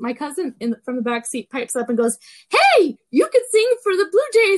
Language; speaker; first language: English; native; English